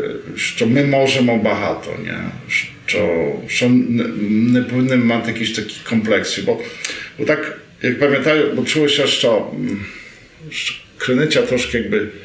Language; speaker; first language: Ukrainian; early bilingual, heritage; Rusyn